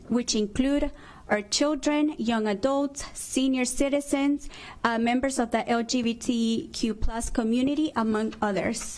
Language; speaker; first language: English; non-native, fluent; Spanish